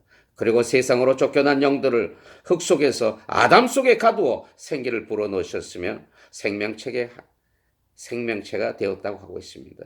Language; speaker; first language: Korean; native; Korean